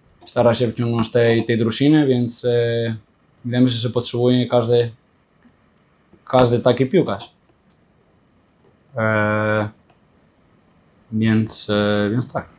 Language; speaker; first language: Polish; non-native, fluent; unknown